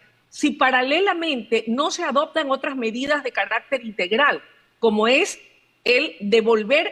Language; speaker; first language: Spanish; native; Spanish